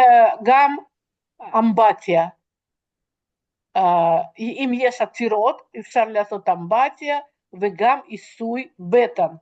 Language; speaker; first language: Hebrew; non-native, fluent; Russian